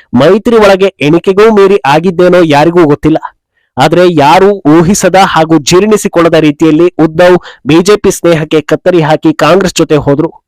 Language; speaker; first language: Kannada; native; Kannada